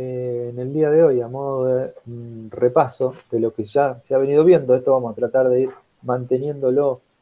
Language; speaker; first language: Spanish; native; Spanish